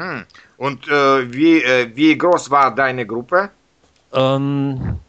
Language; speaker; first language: German; non-native, learner; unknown